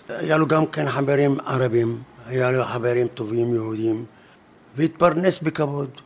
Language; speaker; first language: Hebrew; non-native, fluent; Arabic